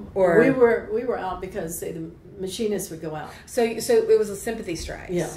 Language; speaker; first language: English; native; English